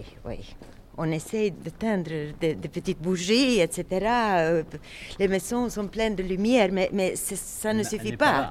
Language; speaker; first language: French; non-native, fluent; Swedish